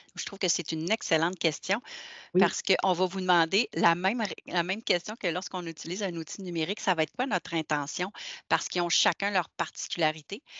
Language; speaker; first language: French; native; French